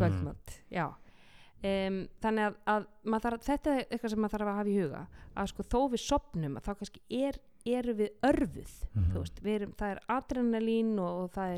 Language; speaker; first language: Icelandic; native; Icelandic